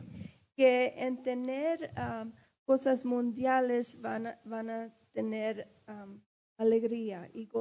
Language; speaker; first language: Spanish; early bilingual, heritage; English